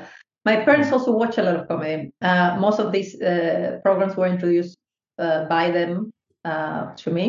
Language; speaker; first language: English; non-native, fluent; Spanish